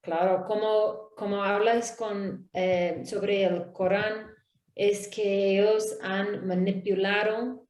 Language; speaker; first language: Spanish; non-native, learner; English